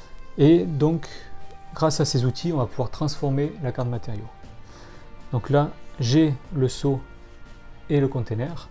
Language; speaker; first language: French; native; French